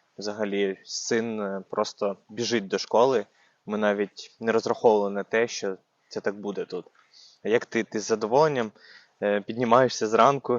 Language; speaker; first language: Ukrainian; native; Ukrainian